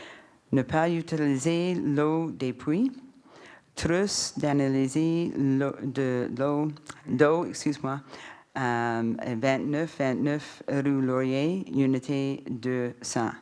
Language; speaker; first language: French; non-native, learner; English